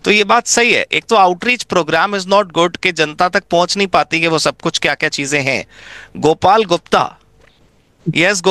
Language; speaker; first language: Hindi; native; Hindi